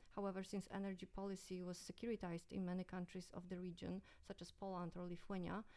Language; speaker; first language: English; non-native, fluent; Polish